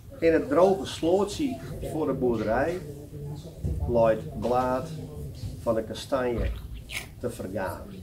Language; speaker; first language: Dutch; native; Dutch